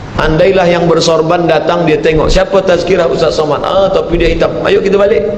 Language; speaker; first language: Malay; native; Malay